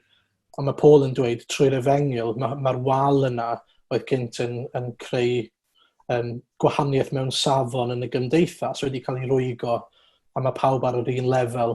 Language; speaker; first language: Welsh; native; Welsh